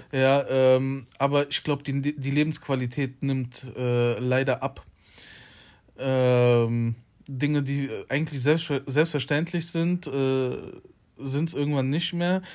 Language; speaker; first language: German; early bilingual, other home language; Polish